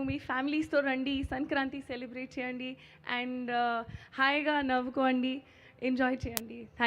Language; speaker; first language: Telugu; non-native, learner; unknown